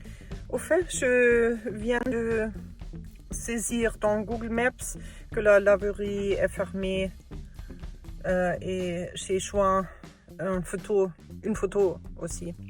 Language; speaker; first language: French; non-native, learner; German